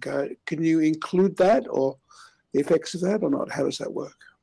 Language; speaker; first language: English; native; English